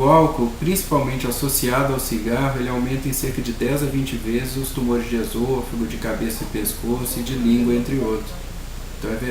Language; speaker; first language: Portuguese; native; Portuguese